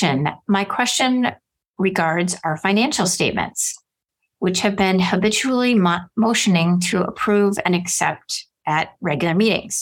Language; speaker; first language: English; native; English